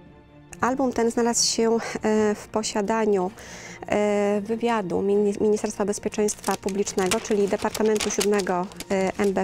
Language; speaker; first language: Polish; native; Polish